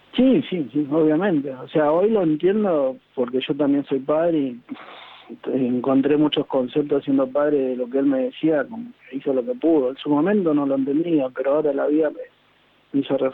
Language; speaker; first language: Spanish; native; Spanish